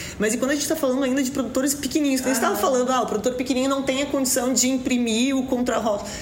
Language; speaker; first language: Portuguese; native; Portuguese